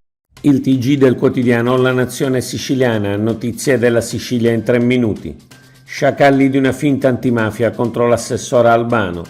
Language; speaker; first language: Italian; native; Italian